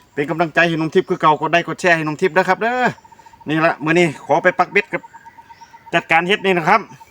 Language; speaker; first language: Thai; native; Thai